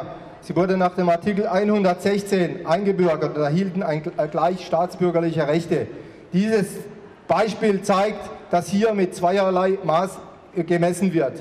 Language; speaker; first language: German; native; German